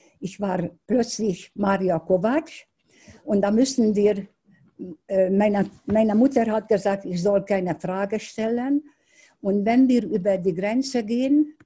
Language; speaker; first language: German; non-native, fluent; Hungarian